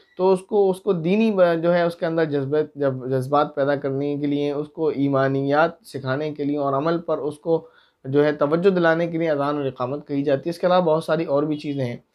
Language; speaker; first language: Urdu; native; Urdu